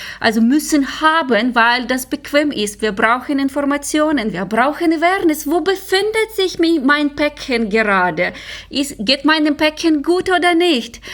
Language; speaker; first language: German; non-native, fluent; Ukrainian